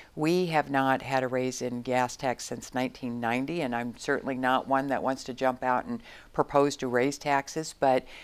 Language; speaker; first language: English; native; English